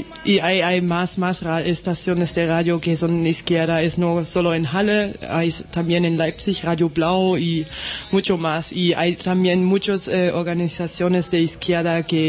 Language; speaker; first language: Spanish; non-native, learner; German